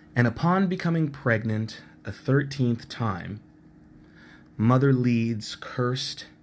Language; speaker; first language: English; native; English